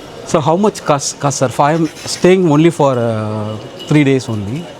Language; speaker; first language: English; non-native, local second language; Tamil